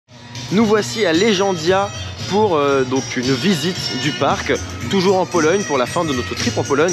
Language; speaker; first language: French; native; French